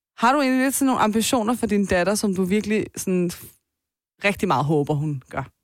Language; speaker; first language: Danish; early bilingual, other home language; Persian